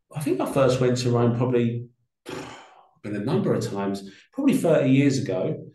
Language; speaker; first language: English; native; English